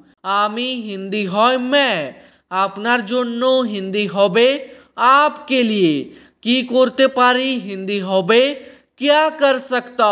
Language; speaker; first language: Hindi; non-native, fluent; Bangla